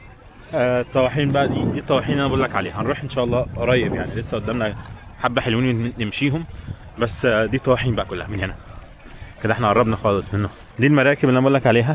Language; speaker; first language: Arabic; native; Arabic